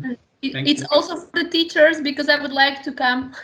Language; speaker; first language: English; non-native, fluent; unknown